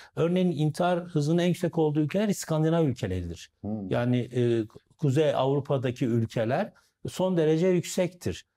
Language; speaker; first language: Turkish; native; Turkish